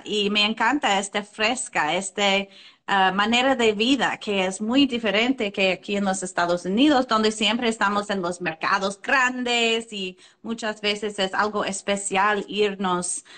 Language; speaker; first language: Spanish; non-native, fluent; English